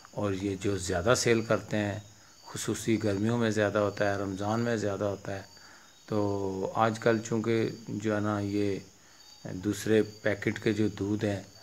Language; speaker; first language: Urdu; native; Urdu